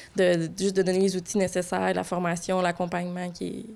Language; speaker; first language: French; native; French